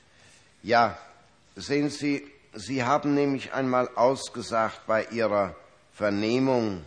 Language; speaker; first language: German; native; German